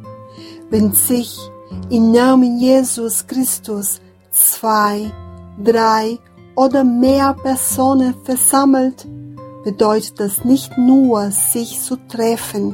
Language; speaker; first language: German; non-native, fluent; Portuguese